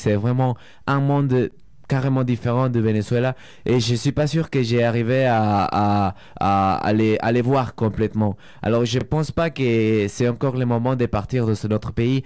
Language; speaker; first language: French; non-native, fluent; Spanish